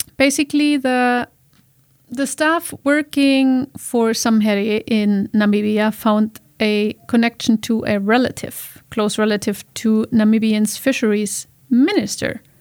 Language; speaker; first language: English; non-native, fluent; German